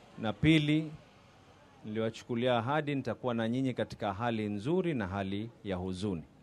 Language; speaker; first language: Swahili; native; Swahili